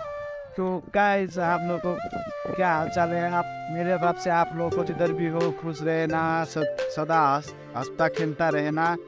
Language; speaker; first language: Hindi; non-native, learner; Nepali